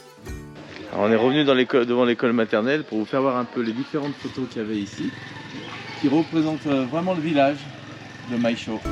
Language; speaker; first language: French; native; French